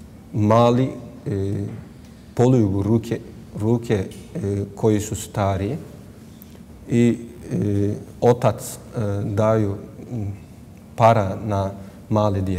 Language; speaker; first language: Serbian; non-native, learner; Turkish